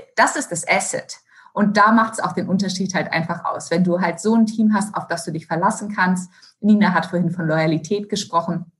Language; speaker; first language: German; native; German